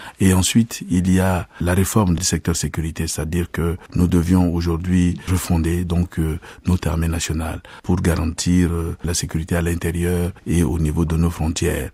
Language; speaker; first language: French; non-native, local second language; Sango